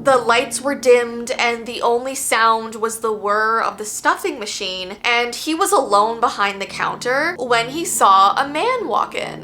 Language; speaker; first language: English; native; English